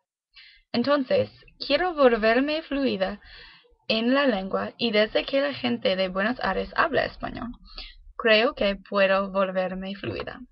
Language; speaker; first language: Spanish; non-native, learner; English